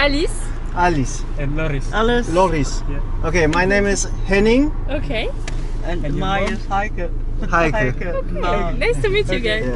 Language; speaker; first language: English; non-native, learner; German